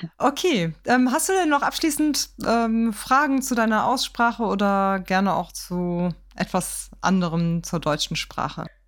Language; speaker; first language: German; native; German